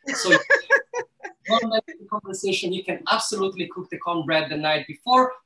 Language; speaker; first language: English; early bilingual, other home language; Somali